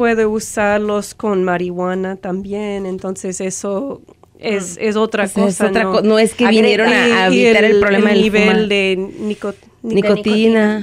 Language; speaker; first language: Spanish; non-native, fluent; English